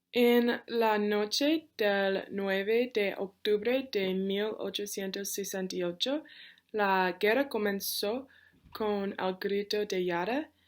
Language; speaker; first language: Spanish; non-native, learner; English